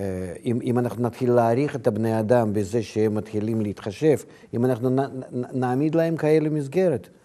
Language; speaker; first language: Hebrew; non-native, fluent; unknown